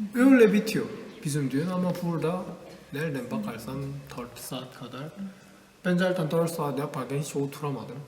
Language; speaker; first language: Turkish; non-native, learner; Korean